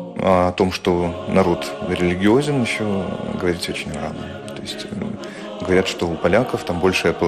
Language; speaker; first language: Polish; non-native, learner; Russian